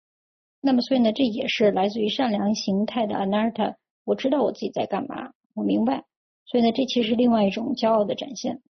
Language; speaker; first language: Chinese; native; Chinese